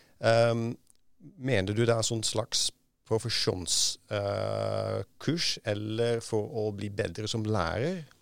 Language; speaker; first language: Norwegian; non-native, fluent; Dutch